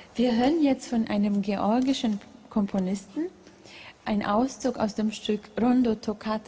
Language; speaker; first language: German; non-native, fluent; Georgian